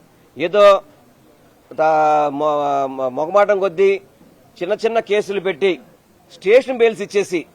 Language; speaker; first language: Telugu; native; Telugu